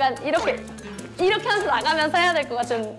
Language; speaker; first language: Korean; native; Korean